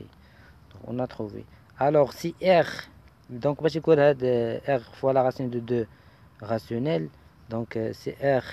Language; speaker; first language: French; non-native, local second language; Arabic